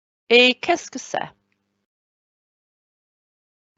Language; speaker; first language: French; non-native, fluent; Welsh